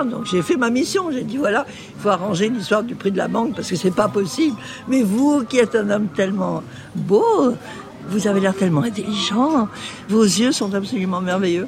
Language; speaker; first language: French; native; French